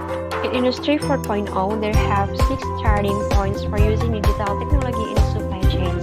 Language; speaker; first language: English; non-native, learner; Indonesian